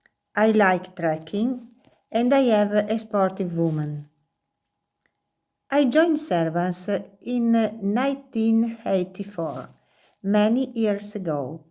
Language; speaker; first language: English; non-native, learner; Italian